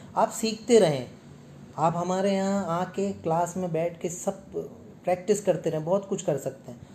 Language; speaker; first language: Hindi; native; Hindi